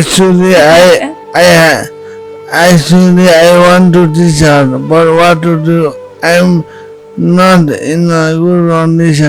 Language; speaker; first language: English; non-native, learner; Nepali